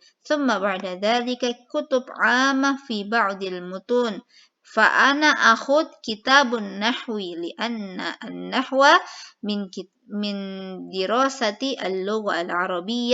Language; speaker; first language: Arabic; non-native, fluent; Indonesian